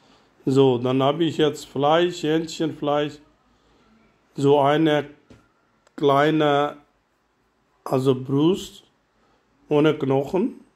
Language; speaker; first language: German; non-native, learner; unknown